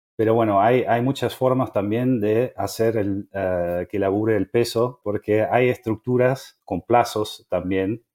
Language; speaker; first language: Spanish; non-native, fluent; Dutch